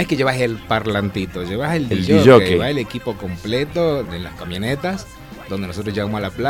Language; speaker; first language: Spanish; native; Spanish